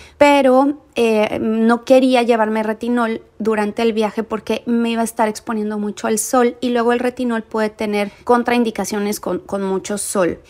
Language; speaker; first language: Spanish; native; Spanish